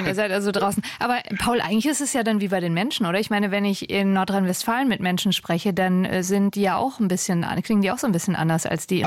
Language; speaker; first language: German; native; German